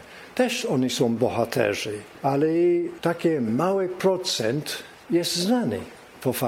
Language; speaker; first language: Polish; early bilingual, heritage; English